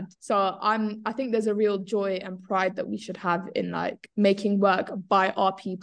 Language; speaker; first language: English; native; English